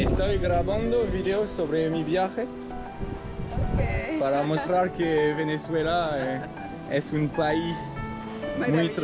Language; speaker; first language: Spanish; non-native, learner; French